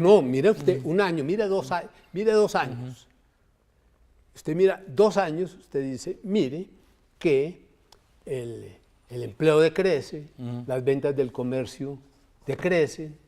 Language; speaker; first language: Spanish; native; Spanish